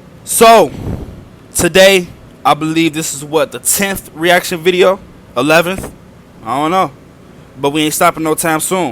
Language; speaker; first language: English; native; English